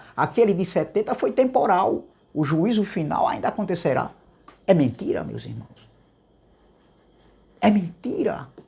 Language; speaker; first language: Portuguese; native; Portuguese